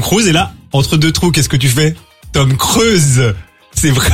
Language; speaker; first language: French; native; French